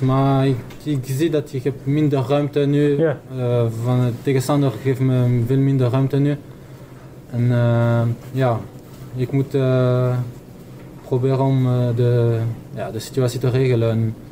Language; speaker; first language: Dutch; non-native, fluent; French